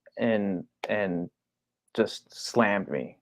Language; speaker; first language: English; native; English